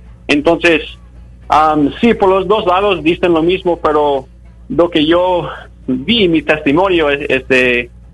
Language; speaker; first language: Spanish; non-native, fluent; English